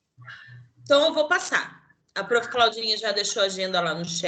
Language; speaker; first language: Portuguese; native; Portuguese